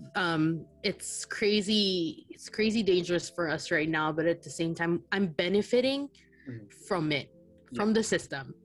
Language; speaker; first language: English; non-native, local second language; Filipino